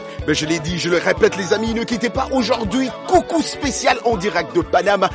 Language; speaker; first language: French; non-native, local second language; Lingala